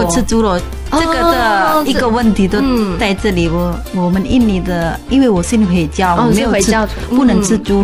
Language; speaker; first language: Chinese; non-native, learner; Indonesian